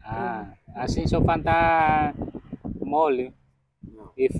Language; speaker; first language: Portuguese; non-native, learner; Vietnamese